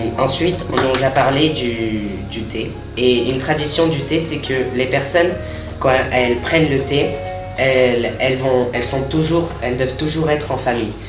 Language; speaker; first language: French; non-native, fluent; Spanish